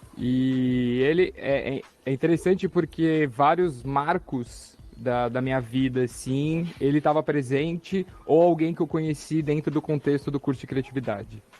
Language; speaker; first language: Portuguese; native; Portuguese